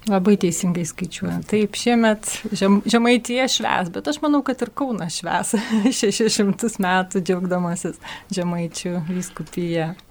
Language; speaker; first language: Lithuanian; native; Lithuanian